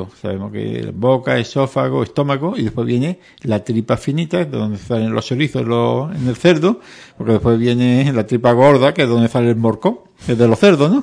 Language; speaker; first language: Spanish; native; Spanish